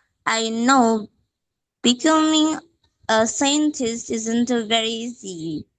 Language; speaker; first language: English; non-native, fluent; Bangla